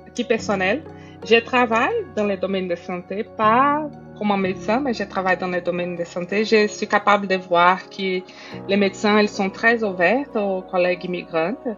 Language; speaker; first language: French; non-native, fluent; Portuguese